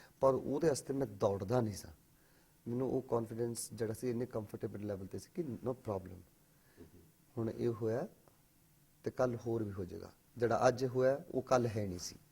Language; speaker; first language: Punjabi; native; Punjabi